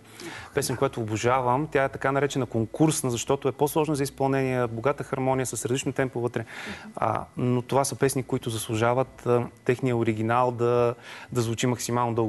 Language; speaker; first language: Bulgarian; native; Bulgarian